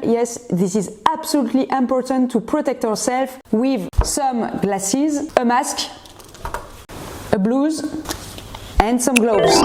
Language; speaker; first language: English; non-native, fluent; French